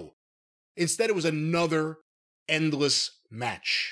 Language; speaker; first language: English; native; English